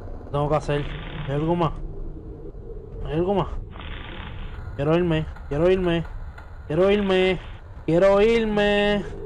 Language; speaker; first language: Spanish; native; Spanish